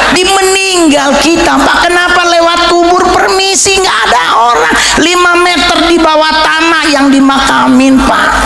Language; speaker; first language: Indonesian; native; Indonesian